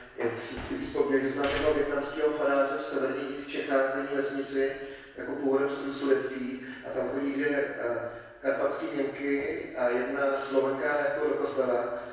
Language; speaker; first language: Czech; native; Czech